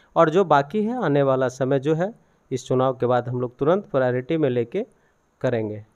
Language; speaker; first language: Hindi; native; Hindi